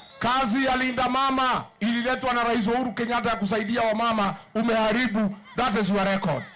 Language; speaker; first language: Swahili; non-native, local second language; Kikuyu